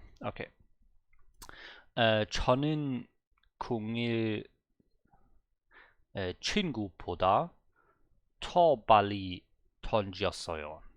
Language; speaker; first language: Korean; non-native, learner; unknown